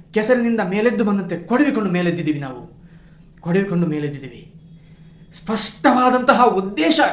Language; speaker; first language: Kannada; non-native, local second language; Kodava